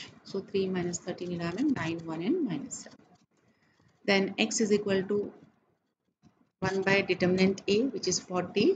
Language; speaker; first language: English; non-native, local second language; Hindi